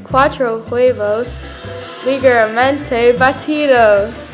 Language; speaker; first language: Spanish; non-native, learner; English